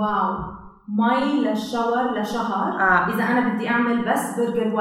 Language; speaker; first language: Arabic; native; Arabic